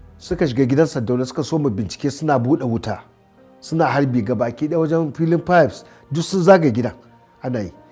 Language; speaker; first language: Hausa; native; Hausa